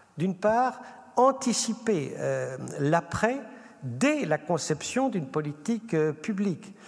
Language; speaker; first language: French; native; French